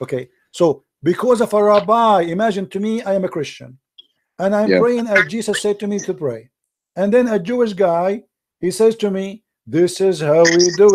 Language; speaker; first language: English; non-native, fluent; Arabic